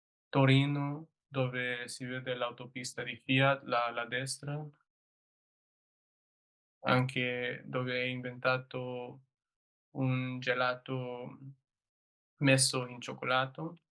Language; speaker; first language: Italian; non-native, learner; English